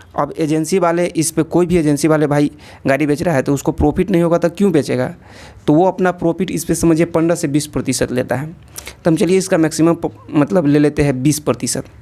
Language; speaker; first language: Hindi; native; Hindi